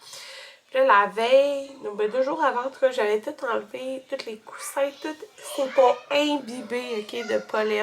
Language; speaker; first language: French; native; French